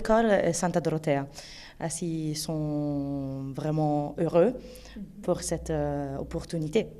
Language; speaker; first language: French; non-native, fluent; Italian